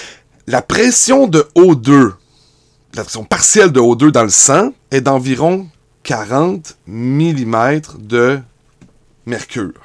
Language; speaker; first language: French; native; French